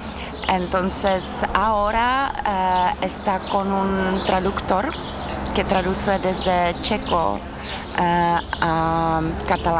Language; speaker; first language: Spanish; non-native, fluent; Czech